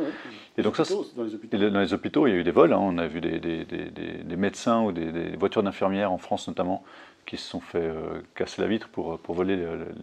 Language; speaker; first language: French; native; French